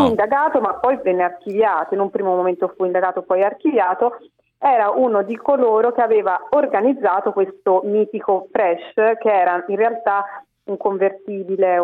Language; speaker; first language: Italian; native; Italian